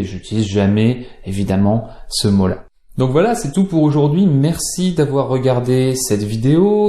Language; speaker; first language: French; native; French